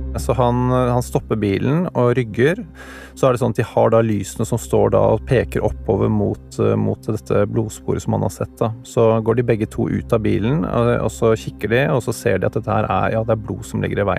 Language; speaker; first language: Norwegian; native; Norwegian